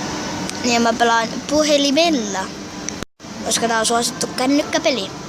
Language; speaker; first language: Finnish; native; Finnish